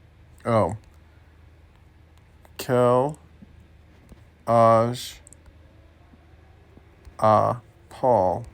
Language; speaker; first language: French; non-native, learner; English